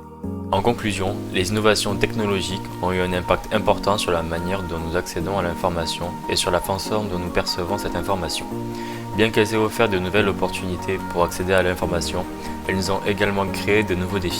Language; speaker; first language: French; native; French